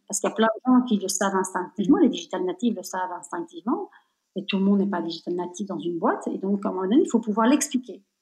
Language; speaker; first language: French; native; French